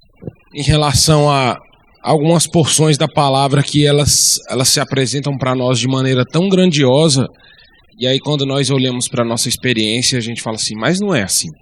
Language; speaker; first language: Portuguese; native; Portuguese